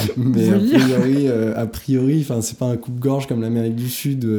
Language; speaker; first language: French; native; French